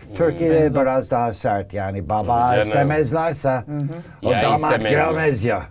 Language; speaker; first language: Turkish; non-native, learner; English